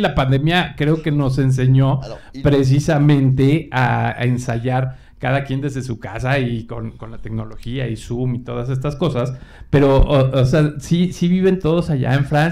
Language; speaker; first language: Spanish; native; Spanish